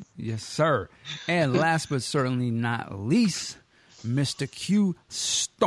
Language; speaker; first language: English; native; English